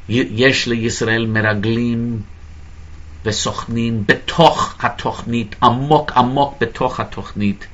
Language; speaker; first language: Hebrew; non-native, fluent; English